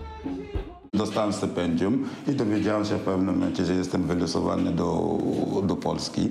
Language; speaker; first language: Polish; non-native, fluent; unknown